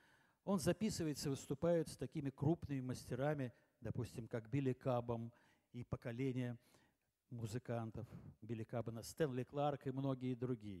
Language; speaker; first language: Russian; native; Russian